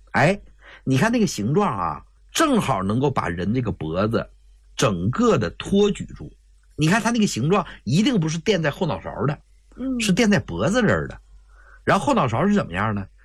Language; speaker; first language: Chinese; native; Chinese